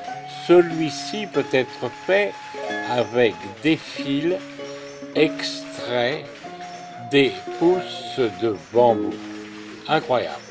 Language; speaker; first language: French; native; French